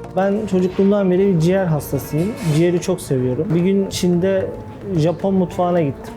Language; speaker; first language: Turkish; native; Turkish